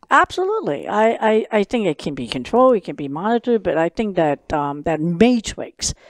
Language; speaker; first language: English; non-native, local second language; Cantonese